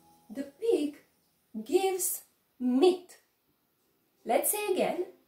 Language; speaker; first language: English; non-native, fluent; Romanian